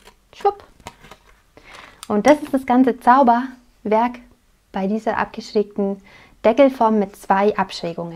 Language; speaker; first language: German; native; German